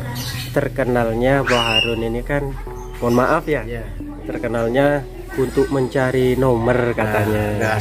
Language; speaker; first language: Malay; non-native, local second language; Javanese